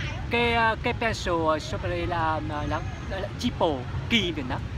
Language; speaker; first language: Italian; non-native, learner; Vietnamese